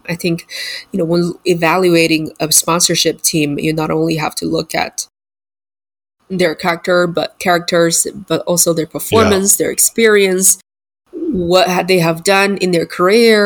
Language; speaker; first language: English; non-native, fluent; Chinese